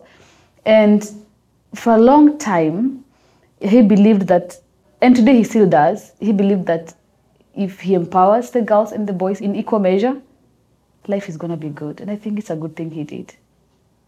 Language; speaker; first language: English; non-native, local second language; Kamba